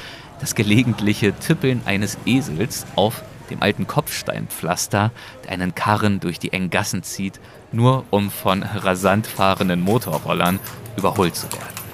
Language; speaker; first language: German; native; German